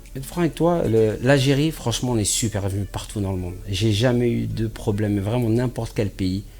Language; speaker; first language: French; native; French